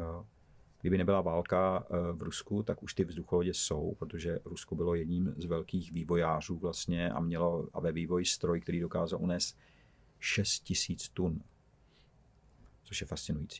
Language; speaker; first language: Czech; native; Czech